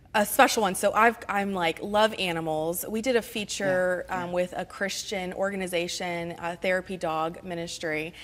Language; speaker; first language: English; native; English